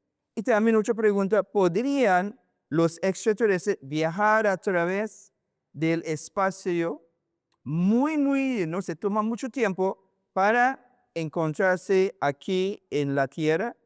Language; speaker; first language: Spanish; non-native, learner; English